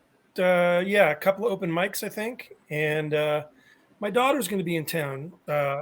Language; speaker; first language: English; native; English